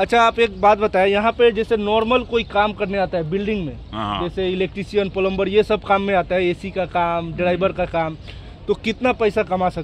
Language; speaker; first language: Hindi; native; Hindi